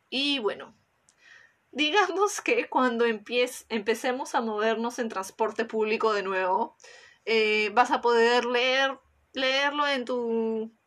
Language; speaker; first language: Spanish; native; Spanish